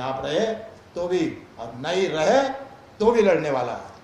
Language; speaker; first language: Hindi; non-native, local second language; Marathi